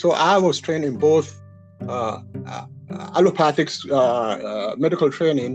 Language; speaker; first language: English; non-native, local second language; Yoruba